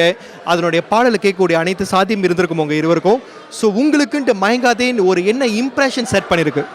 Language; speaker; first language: Tamil; native; Tamil